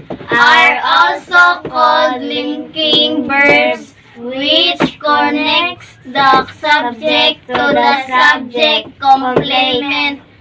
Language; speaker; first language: English; non-native, local second language; Cebuano